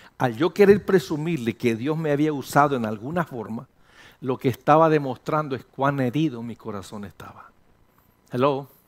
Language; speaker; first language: Spanish; early bilingual, heritage; Spanish